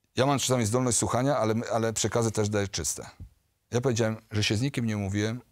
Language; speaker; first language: Polish; native; Polish